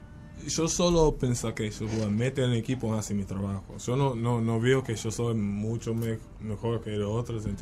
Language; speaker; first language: Spanish; non-native, learner; English